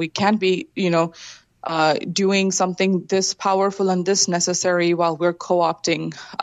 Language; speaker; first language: English; non-native, local second language; Bangla